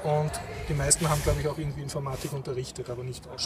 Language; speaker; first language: German; native; German